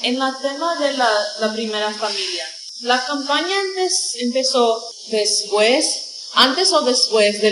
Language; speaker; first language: Spanish; non-native, learner; English